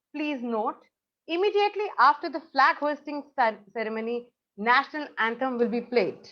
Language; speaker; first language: English; non-native, local second language; Hindi